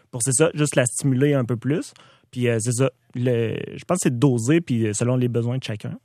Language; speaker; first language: French; native; French